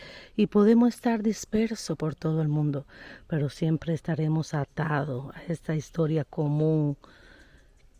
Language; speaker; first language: Spanish; native; Spanish